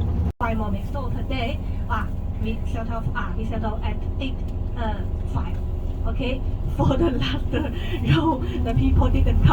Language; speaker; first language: English; non-native, learner; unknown